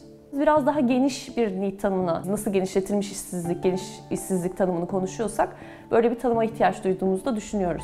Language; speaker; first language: Turkish; native; Turkish